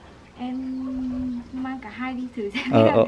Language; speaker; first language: Vietnamese; non-native, local second language; Hmong